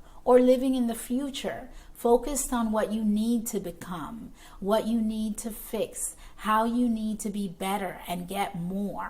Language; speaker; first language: English; native; English